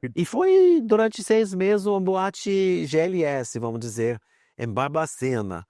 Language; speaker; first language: Portuguese; non-native, fluent; English